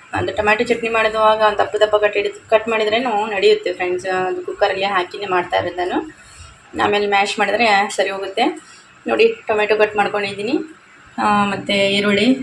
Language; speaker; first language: Kannada; non-native, local second language; Urdu